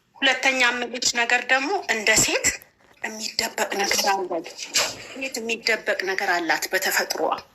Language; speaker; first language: Amharic; native; Amharic